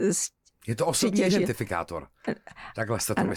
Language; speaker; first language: Czech; native; Czech